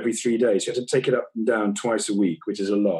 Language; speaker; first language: English; native; English